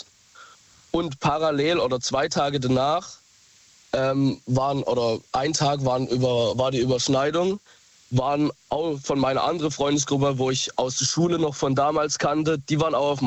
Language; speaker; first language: German; native; German